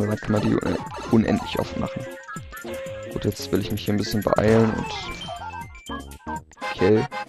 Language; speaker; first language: German; native; German